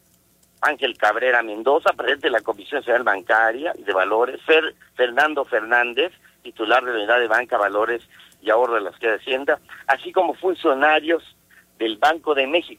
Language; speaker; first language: Spanish; native; Spanish